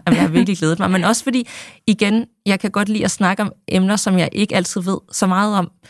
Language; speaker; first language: Danish; native; Danish